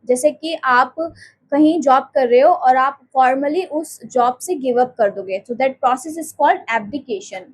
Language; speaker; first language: Hindi; native; Hindi